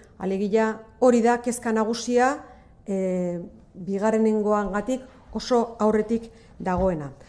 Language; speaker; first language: Basque; native; Basque